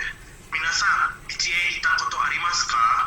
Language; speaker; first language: Japanese; non-native, learner; Indonesian